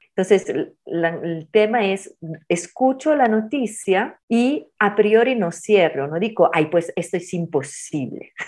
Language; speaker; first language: Spanish; non-native, fluent; Italian